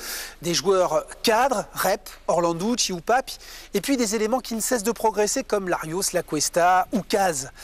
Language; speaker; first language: French; native; French